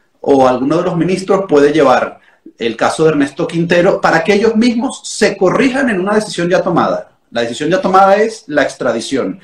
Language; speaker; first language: Spanish; native; Spanish